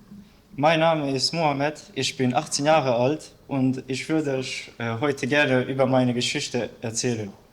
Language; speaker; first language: German; early bilingual, other home language; Bosnian